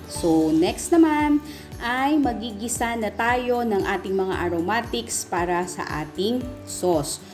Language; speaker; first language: Filipino; non-native, local second language; Iloko